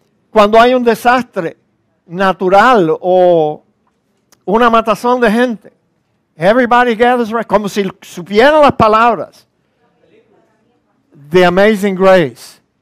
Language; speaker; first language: Spanish; native; Spanish